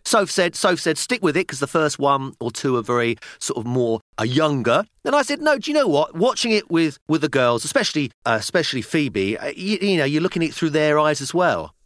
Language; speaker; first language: English; native; English